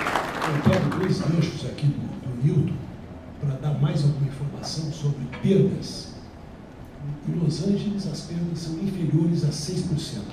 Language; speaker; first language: Portuguese; native; Portuguese